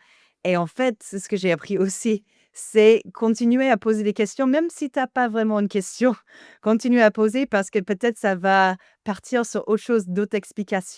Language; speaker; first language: French; non-native, fluent; English